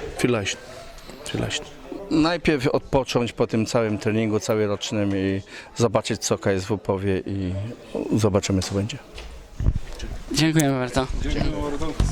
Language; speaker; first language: Polish; native; Polish